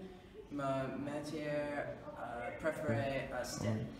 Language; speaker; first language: French; non-native, learner; English